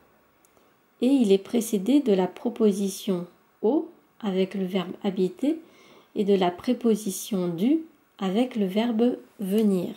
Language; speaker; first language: French; native; French